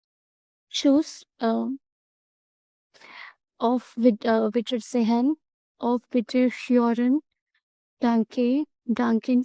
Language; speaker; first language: German; non-native, learner; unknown